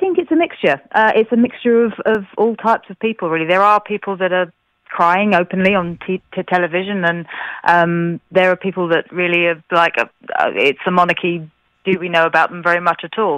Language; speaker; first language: English; native; English